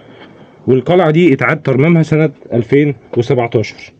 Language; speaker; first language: Arabic; native; Arabic